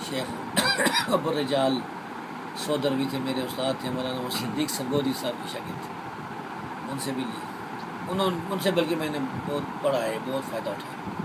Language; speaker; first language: Urdu; non-native, local second language; Pashto